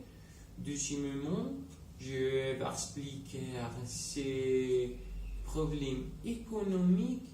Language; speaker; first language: French; non-native, learner; Spanish